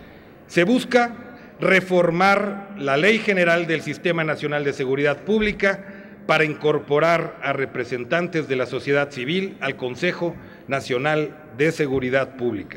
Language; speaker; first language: Spanish; native; Spanish